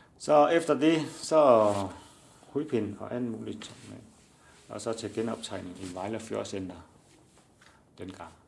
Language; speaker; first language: Danish; non-native, learner; Chinese